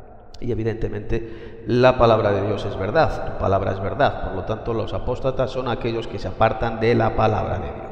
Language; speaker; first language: Spanish; native; Spanish